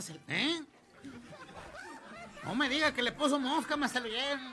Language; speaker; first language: Spanish; native; Spanish